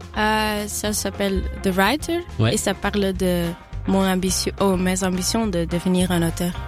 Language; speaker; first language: French; non-native, fluent; Dutch